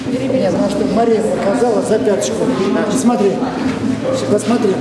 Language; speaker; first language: Russian; native; Russian